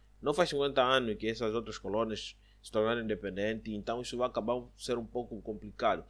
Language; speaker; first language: Portuguese; native; Portuguese